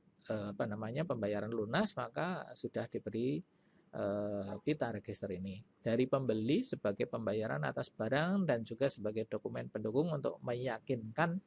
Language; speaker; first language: Indonesian; native; Indonesian